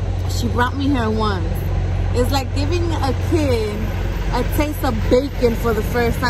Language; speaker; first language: English; early bilingual, other home language; Spanish